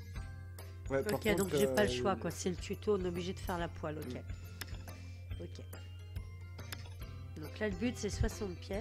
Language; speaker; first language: French; native; French